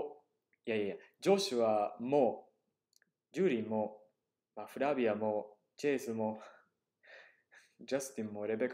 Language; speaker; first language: Japanese; non-native, fluent; English